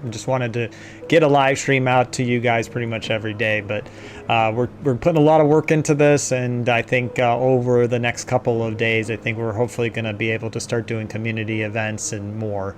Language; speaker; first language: English; native; English